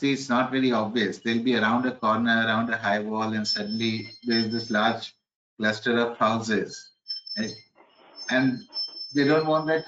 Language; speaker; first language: English; non-native, local second language; Hindi